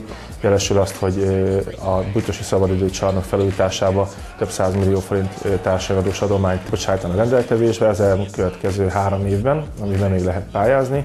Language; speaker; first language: Hungarian; native; Hungarian